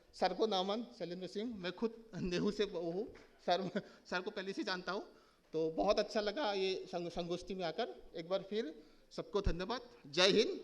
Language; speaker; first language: Hindi; non-native, local second language; Assamese